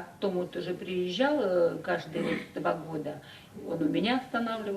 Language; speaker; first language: Russian; native; Russian